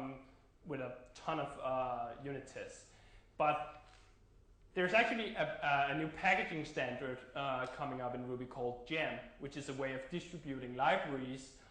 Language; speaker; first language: English; non-native, fluent; Danish